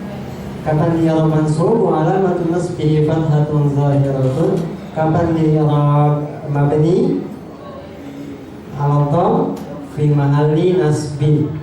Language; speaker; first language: Arabic; non-native, fluent; Indonesian